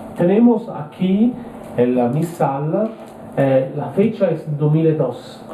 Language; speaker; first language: Spanish; non-native, learner; Italian